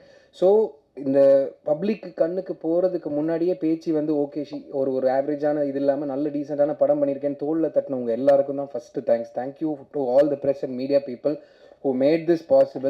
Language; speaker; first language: Tamil; native; Tamil